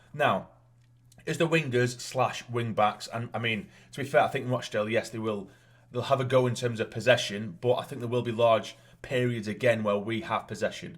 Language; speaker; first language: English; native; English